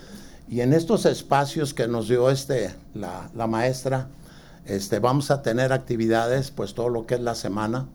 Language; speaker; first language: Spanish; native; Spanish